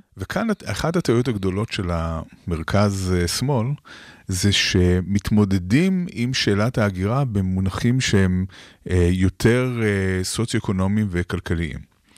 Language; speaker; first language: Hebrew; native; Hebrew